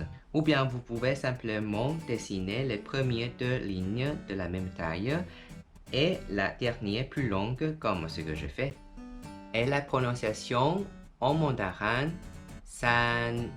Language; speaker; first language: French; non-native, fluent; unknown